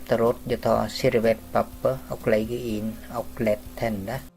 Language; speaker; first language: Swedish; non-native, learner; Vietnamese